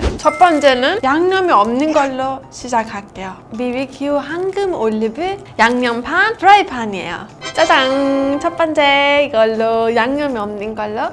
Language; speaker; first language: Korean; non-native, fluent; Persian